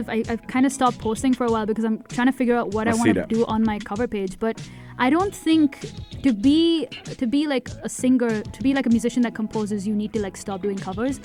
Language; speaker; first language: English; non-native, local second language; Tamil